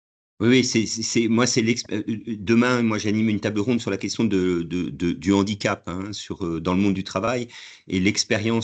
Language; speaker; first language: French; native; French